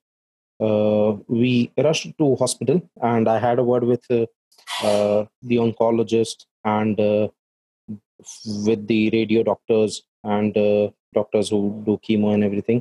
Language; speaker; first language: English; non-native, local second language; Hindi